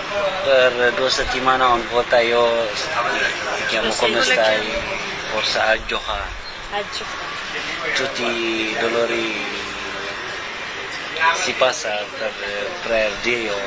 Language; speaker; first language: Italian; non-native, learner; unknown